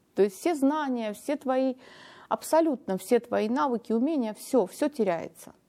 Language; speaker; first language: Russian; non-native, local second language; Armenian